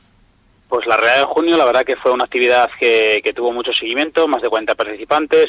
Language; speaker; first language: Spanish; native; Spanish